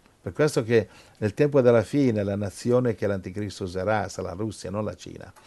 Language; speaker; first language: Italian; non-native, fluent; English